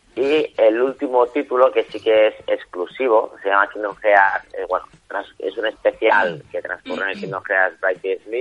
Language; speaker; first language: Spanish; non-native, local second language; Catalan